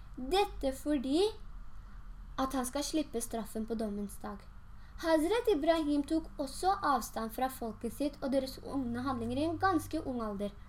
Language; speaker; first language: Norwegian; early bilingual, other home language; Urdu